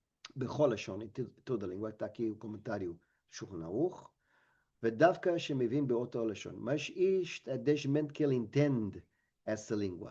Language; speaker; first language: Portuguese; non-native, fluent; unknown